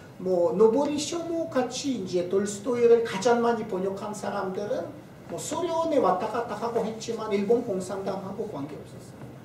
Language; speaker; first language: Korean; non-native, fluent; Russian